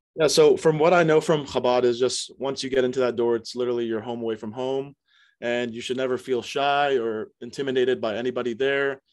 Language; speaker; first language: English; native; English